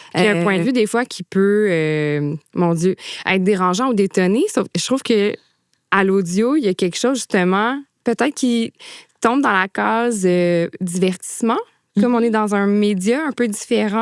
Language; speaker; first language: French; native; French